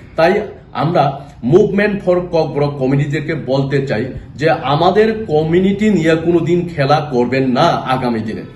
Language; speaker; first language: Bangla; non-native, local second language; Kok Borok